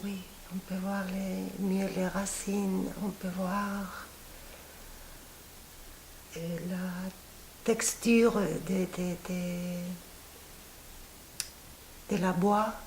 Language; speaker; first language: French; non-native, fluent; Spanish